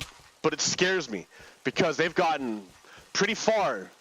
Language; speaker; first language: English; native; English